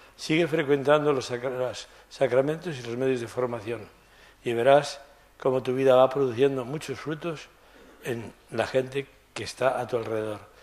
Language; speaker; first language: Spanish; native; Spanish